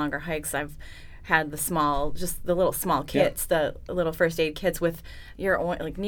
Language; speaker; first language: English; native; English